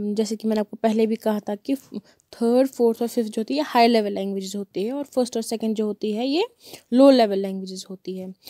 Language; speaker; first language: Hindi; non-native, local second language; Kashmiri